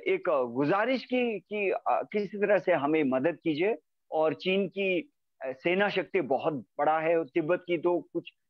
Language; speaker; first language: Hindi; native; Hindi